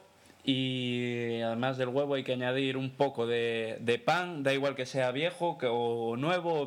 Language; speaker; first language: Spanish; native; Spanish